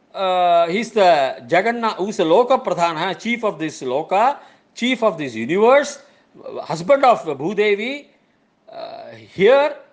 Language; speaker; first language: English; non-native, local second language; Tamil